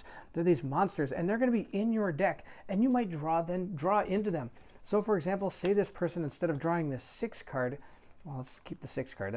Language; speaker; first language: English; native; English